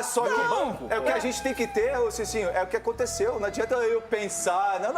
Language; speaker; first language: Portuguese; native; Portuguese